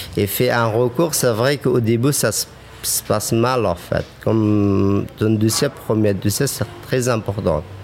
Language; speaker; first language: French; non-native, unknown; Persian